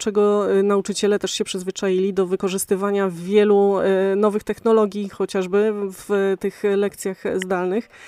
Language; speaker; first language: Polish; native; Polish